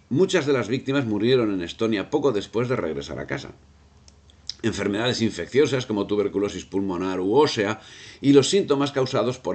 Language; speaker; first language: Spanish; native; Spanish